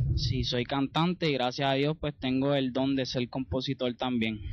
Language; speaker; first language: Spanish; native; Spanish